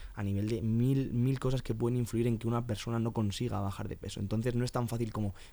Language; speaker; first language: Spanish; native; Spanish